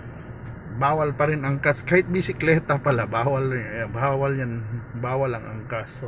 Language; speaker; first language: Filipino; non-native, local second language; Cebuano